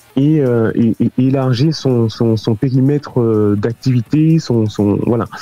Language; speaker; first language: French; native; French